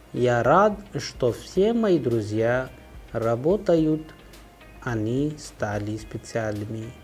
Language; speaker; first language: Russian; non-native, fluent; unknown